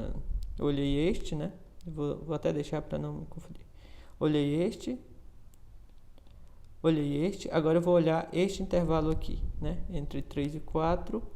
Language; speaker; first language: Portuguese; native; Portuguese